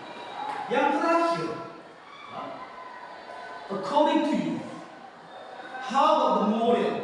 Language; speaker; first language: English; non-native, learner; Indonesian